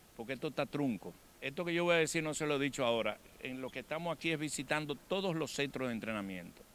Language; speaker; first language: Spanish; native; Spanish